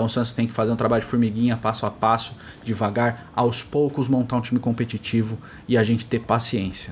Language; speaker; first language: Portuguese; native; Portuguese